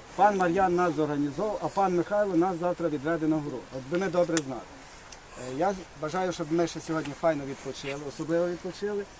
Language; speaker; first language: Ukrainian; native; Ukrainian